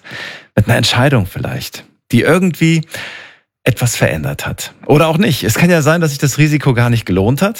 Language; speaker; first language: German; native; German